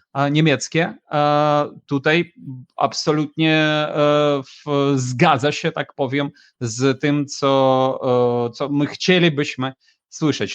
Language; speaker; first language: Polish; non-native, fluent; Ukrainian